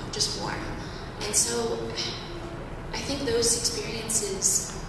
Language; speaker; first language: English; native; English